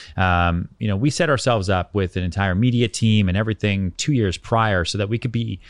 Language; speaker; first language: English; native; English